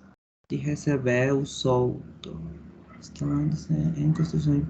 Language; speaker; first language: Portuguese; non-native, learner; Spanish